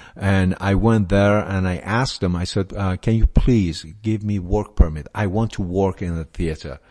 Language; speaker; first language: English; non-native, fluent; Persian